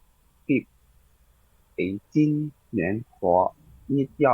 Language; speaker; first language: Chinese; non-native, learner; Indonesian